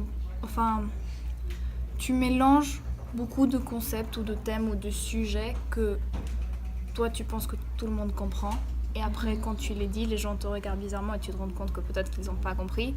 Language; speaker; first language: French; early bilingual, heritage; French